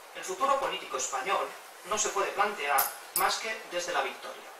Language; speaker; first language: Spanish; non-native, local second language; Catalan